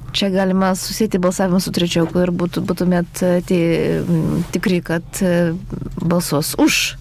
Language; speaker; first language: Lithuanian; non-native, local second language; Polish